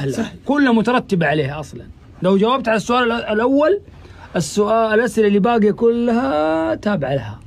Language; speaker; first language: Arabic; native; Arabic